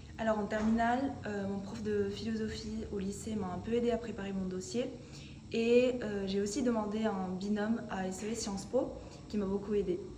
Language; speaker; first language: French; non-native, fluent; Spanish